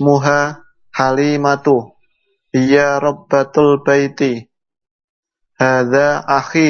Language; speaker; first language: Arabic; non-native, learner; Indonesian